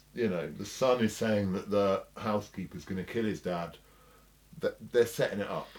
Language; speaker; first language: English; native; English